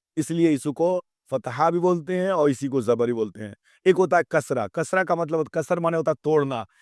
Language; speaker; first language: Urdu; native; Urdu